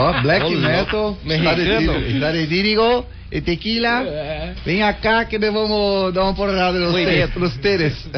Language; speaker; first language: Portuguese; native; Portuguese